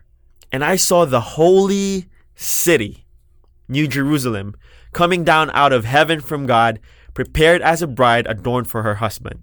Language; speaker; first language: English; non-native, local second language; Filipino